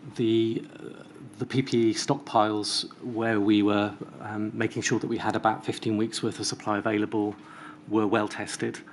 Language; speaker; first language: English; native; English